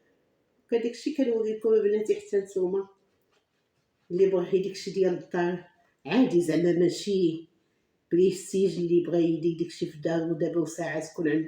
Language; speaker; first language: Arabic; native; Arabic